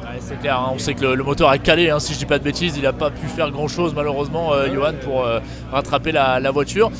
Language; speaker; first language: French; native; French